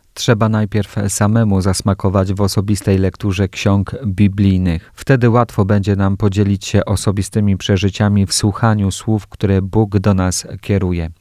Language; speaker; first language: Polish; native; Polish